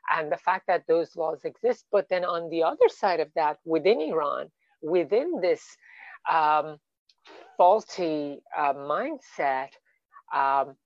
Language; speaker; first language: English; non-native, fluent; Persian